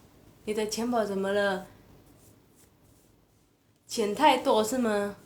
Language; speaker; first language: Chinese; non-native, fluent; Indonesian